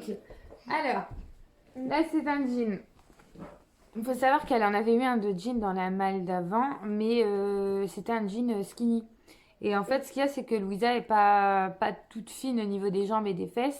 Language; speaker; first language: French; native; French